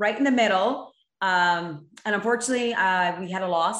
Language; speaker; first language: English; native; English